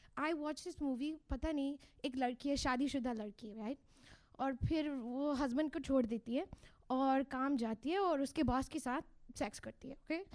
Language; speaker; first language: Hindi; early bilingual, heritage; Hindi